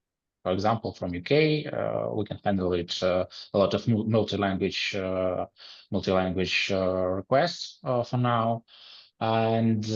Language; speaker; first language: English; non-native, learner; Ukrainian